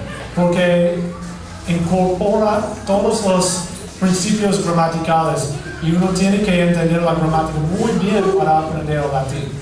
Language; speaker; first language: Spanish; non-native, fluent; English